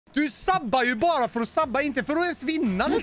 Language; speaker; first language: Swedish; native; Swedish